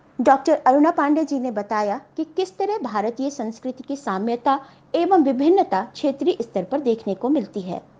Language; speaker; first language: Hindi; native; Hindi